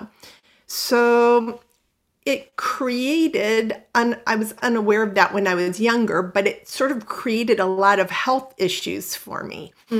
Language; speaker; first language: English; native; English